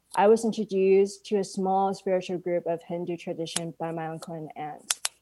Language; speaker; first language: English; non-native, local second language; Cantonese